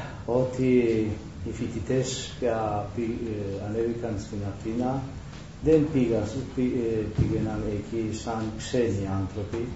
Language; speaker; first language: Greek; non-native, learner; Romanian